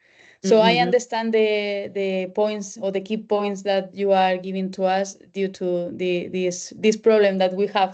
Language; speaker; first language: English; non-native, learner; Spanish